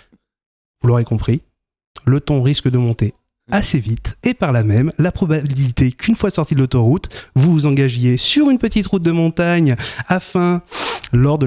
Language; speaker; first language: French; native; French